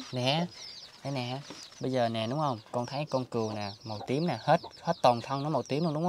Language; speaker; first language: Vietnamese; native; Vietnamese